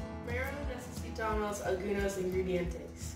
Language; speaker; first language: Spanish; non-native, learner; English